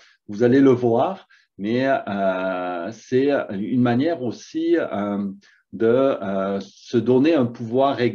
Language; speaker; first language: French; native; French